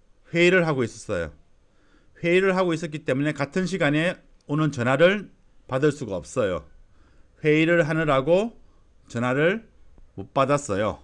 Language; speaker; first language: Korean; native; Korean